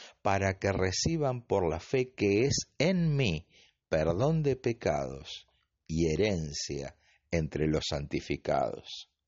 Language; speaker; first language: Spanish; native; Spanish